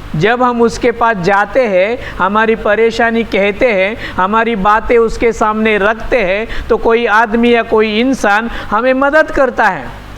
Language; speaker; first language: Hindi; non-native, local second language; Marathi